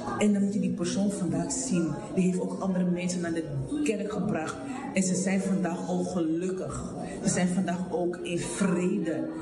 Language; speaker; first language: Dutch; non-native, fluent; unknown